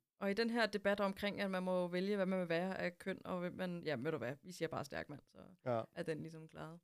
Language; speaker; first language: Danish; native; Danish